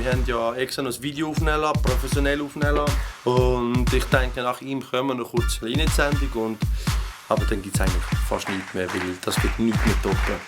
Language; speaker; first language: German; native; German